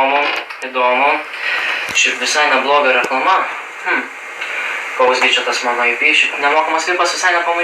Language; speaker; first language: Lithuanian; native; Lithuanian